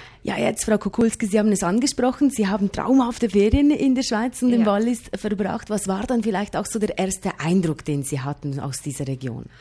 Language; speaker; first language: German; native; German